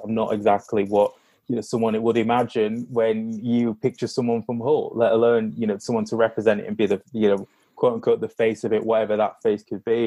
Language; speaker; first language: English; native; English